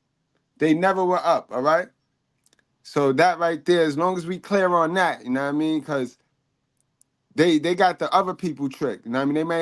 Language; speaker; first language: English; native; English